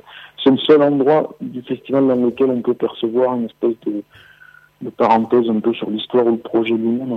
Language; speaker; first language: French; native; French